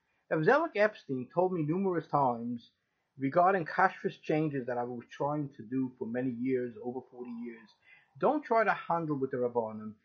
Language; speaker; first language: English; native; English